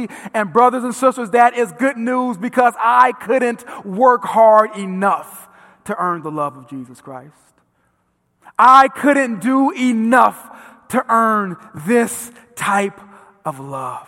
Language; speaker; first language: English; native; English